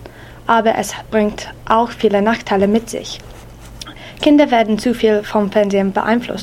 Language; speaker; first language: German; non-native, learner; English